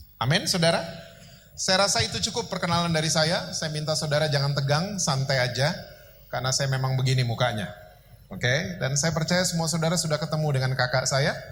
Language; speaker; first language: Indonesian; native; Indonesian